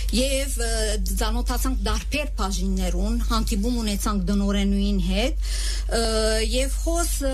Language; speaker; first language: Armenian; native; Armenian